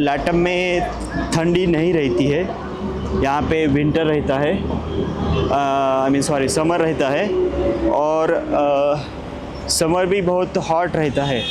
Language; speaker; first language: Hindi; non-native, local second language; Marathi